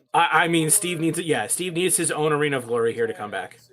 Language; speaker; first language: English; native; English